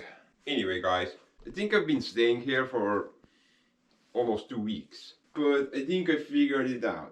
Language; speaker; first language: English; non-native, fluent; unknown